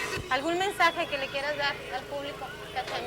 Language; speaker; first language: Spanish; native; Spanish